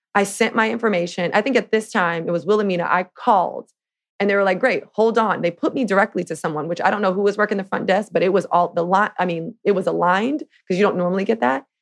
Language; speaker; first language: English; native; English